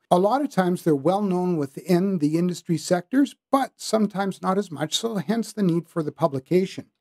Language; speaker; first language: English; native; English